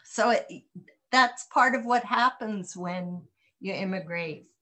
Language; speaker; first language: English; native; English